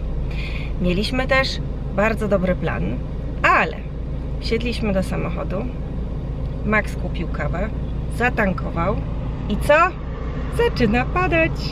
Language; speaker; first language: Polish; native; Polish